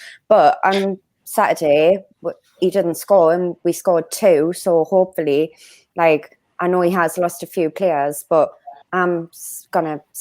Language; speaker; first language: English; native; English